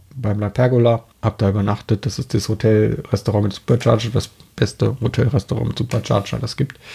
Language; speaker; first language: German; non-native, fluent; French